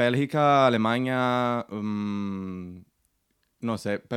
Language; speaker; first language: Spanish; non-native, learner; Portuguese